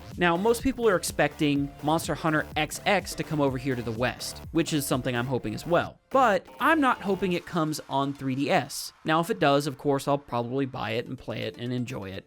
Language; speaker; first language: English; native; English